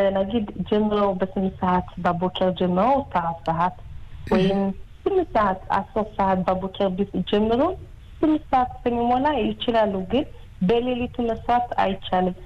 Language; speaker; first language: Amharic; early bilingual, heritage; Hebrew